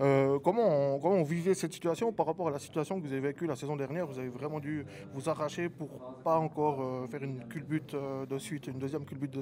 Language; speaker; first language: French; native; French